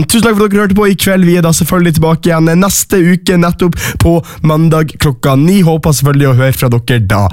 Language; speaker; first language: Norwegian; native; Norwegian